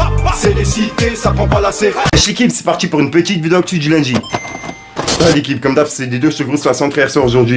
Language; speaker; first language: French; native; French